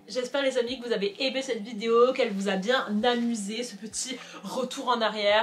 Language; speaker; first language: French; native; French